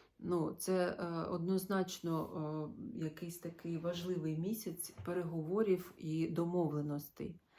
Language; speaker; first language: Ukrainian; non-native, local second language; Russian